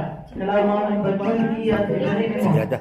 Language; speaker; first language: Indonesian; non-native, fluent; Arabic